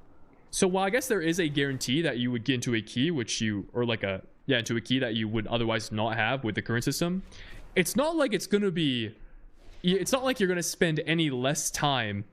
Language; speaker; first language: English; native; English